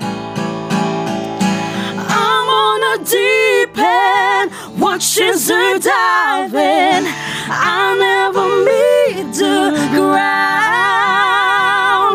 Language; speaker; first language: English; non-native, local second language; Cebuano